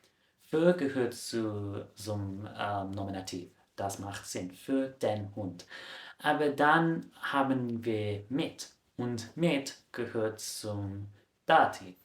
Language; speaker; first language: German; non-native, fluent; English